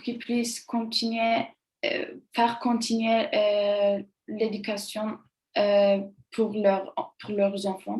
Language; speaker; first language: French; non-native, learner; Turkish